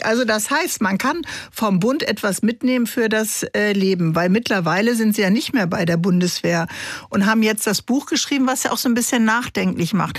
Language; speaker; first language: German; native; German